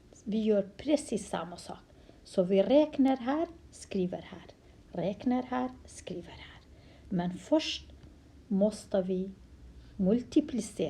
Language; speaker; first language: Swedish; non-native, fluent; Central Kurdish